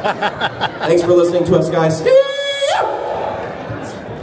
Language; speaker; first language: English; native; English